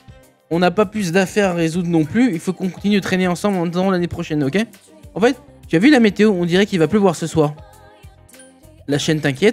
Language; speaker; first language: French; native; French